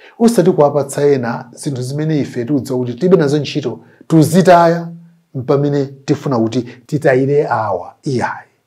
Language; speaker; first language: Nyanja; native; Nyanja